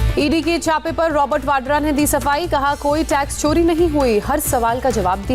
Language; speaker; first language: Hindi; native; Hindi